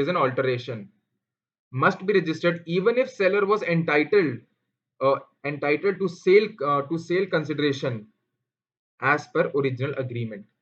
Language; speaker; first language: English; non-native, local second language; Hindi